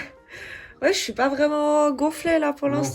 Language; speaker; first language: French; native; French